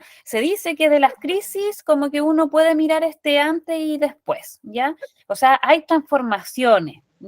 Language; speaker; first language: Spanish; native; Spanish